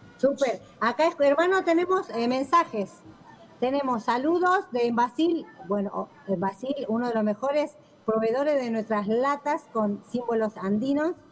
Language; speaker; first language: Spanish; native; Spanish